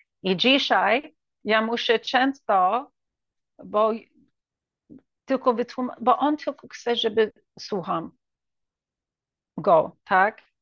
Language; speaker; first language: Polish; early bilingual, heritage; English